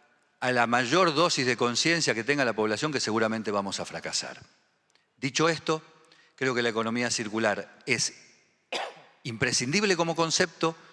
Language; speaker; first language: Spanish; native; Spanish